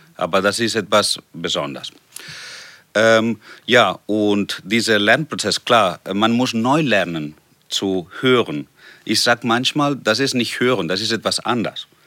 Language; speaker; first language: German; non-native, fluent; Spanish